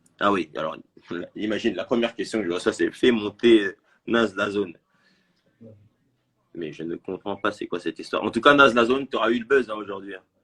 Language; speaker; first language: French; native; French